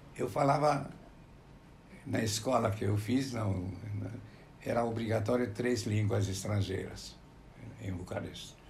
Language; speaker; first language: Portuguese; non-native, fluent; Romanian